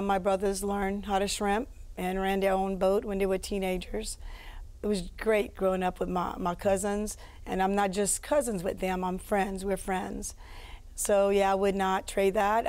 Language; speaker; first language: English; early bilingual, other home language; French